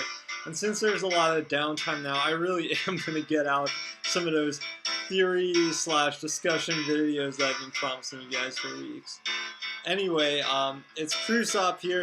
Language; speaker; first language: English; native; English